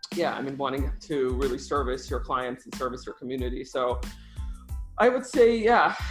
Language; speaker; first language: English; early bilingual, other home language; Russian